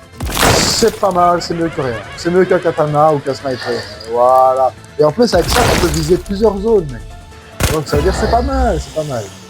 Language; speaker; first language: French; native; French